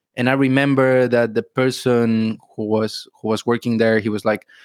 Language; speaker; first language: English; non-native, fluent; Spanish